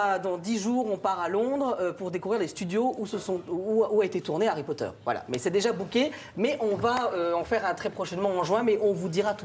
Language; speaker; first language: French; native; French